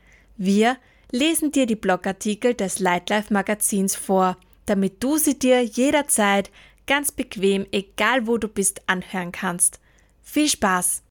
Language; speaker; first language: German; native; German